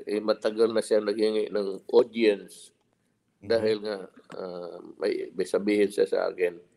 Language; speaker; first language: Filipino; non-native, local second language; Cebuano